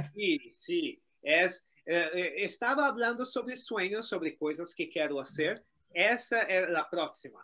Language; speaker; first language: Spanish; non-native, learner; Portuguese